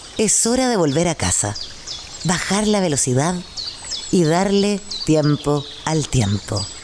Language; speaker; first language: Spanish; native; Spanish